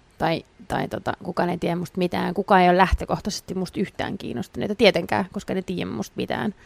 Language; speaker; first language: Finnish; native; Finnish